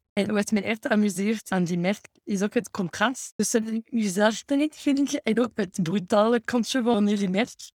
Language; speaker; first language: Dutch; non-native, fluent; French